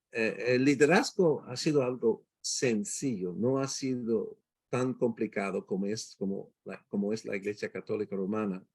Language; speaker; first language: Spanish; non-native, fluent; English